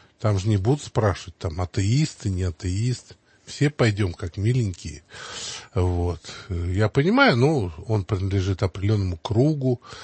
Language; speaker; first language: Russian; native; Russian